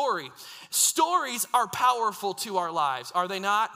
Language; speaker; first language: English; native; English